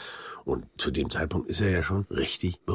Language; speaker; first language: German; native; German